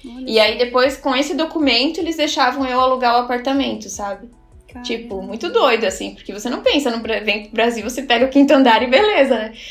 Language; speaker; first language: Portuguese; native; Portuguese